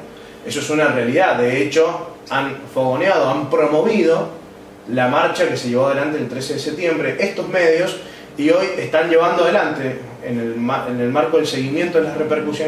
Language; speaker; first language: Spanish; native; Spanish